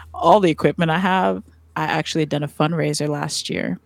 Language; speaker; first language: English; native; English